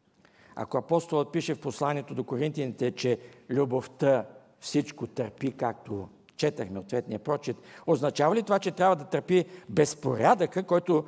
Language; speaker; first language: Bulgarian; native; Bulgarian